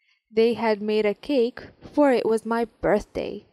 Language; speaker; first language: English; non-native, fluent; Serbian